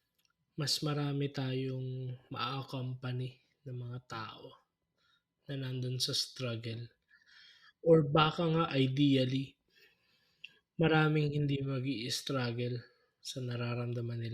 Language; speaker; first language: Filipino; native; Filipino